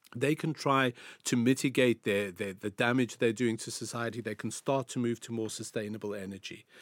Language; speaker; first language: English; native; English